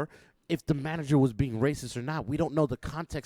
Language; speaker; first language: English; native; English